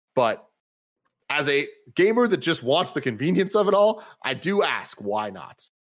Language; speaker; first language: English; native; English